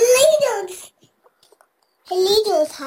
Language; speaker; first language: Chinese; early bilingual, heritage; Cantonese